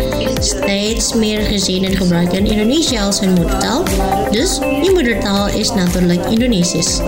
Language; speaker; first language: Dutch; non-native, fluent; Indonesian